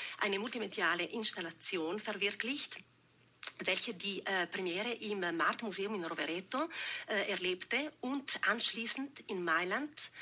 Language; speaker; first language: German; non-native, local second language; Ladin